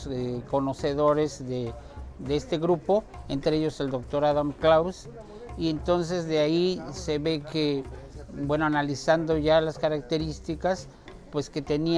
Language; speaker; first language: Spanish; native; Spanish